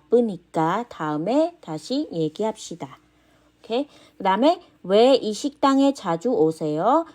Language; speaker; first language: Korean; non-native, fluent; Khmer